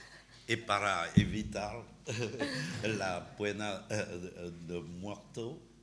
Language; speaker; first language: Spanish; non-native, learner; French